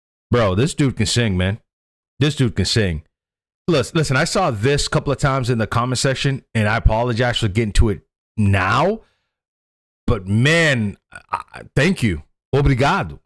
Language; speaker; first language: English; native; English